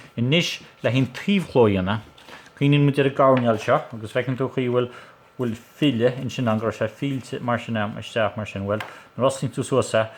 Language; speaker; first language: Irish; native; Irish